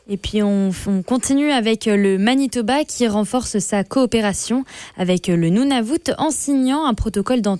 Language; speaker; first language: French; native; French